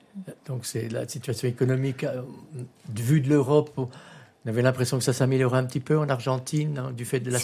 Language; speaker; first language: French; native; French